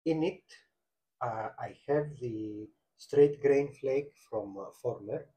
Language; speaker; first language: English; non-native, fluent; Greek